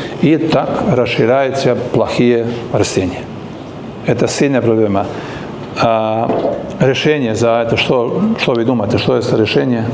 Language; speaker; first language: Russian; non-native, learner; Serbian